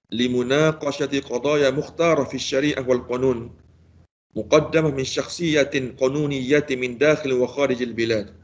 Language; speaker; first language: Arabic; non-native, fluent; Malay